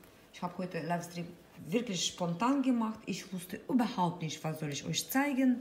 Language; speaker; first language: German; non-native, fluent; Russian